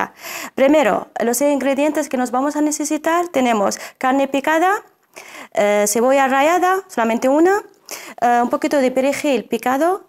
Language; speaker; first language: Spanish; non-native, fluent; Arabic